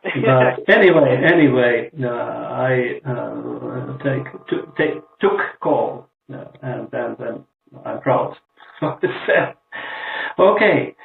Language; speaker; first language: English; non-native, learner; Estonian